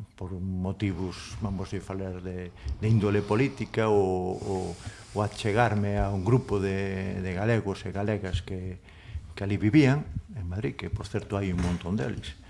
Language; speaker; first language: Galician; non-native, local second language; Spanish